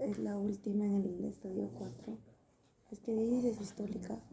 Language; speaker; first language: Spanish; native; Spanish